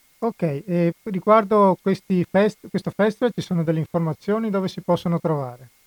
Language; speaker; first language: Italian; native; Italian